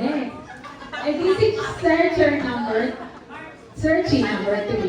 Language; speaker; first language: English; non-native, local second language; Filipino